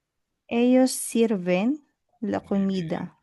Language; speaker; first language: Spanish; non-native, learner; Filipino